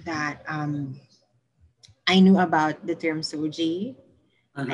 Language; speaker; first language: English; non-native, local second language; Cebuano